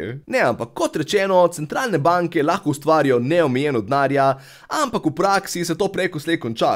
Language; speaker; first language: Slovenian; native; Slovenian